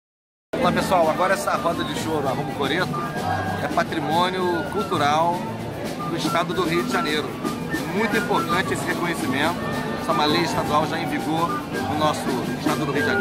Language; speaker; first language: Portuguese; native; Portuguese